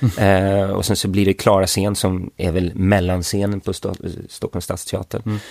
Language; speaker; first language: Swedish; early bilingual, other home language; English